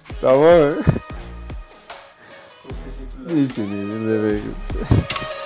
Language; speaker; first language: Turkish; non-native, learner; Portuguese